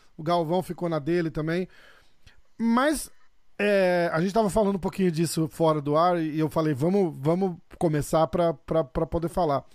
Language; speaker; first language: Portuguese; native; Portuguese